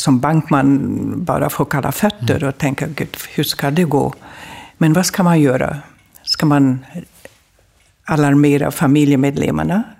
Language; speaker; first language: Swedish; non-native, fluent; German